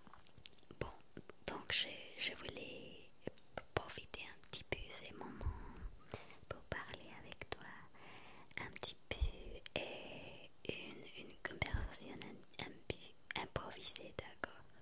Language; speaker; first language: French; non-native, learner; Spanish